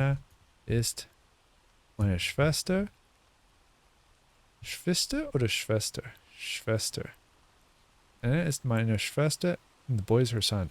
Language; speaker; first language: German; non-native, learner; English